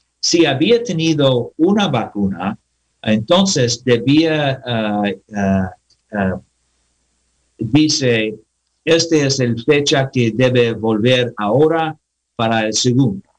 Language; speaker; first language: Spanish; non-native, learner; English